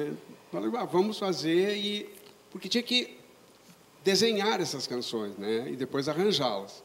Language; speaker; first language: Portuguese; native; Portuguese